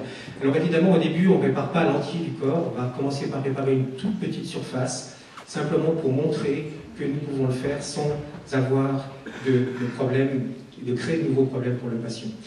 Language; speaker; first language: French; native; French